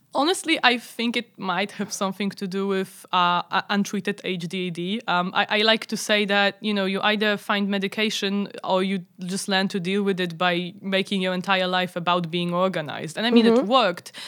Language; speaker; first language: English; non-native, fluent; Polish